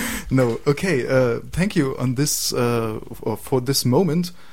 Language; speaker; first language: English; non-native, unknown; German